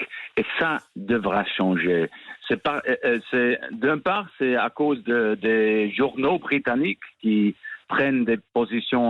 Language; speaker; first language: French; non-native, fluent; English